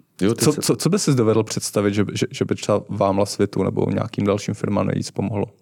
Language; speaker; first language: Czech; native; Czech